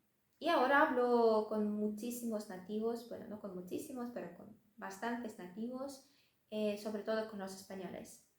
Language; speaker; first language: Spanish; non-native, fluent; Russian